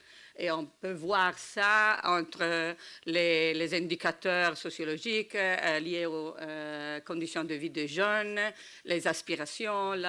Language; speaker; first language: French; non-native, learner; Italian